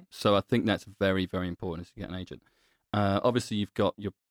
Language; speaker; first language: English; native; English